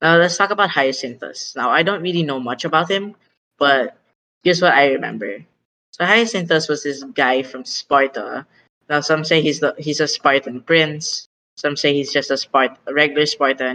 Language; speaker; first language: English; non-native, local second language; Filipino